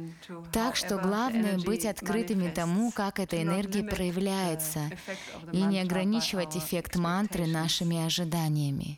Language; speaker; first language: Russian; native; Russian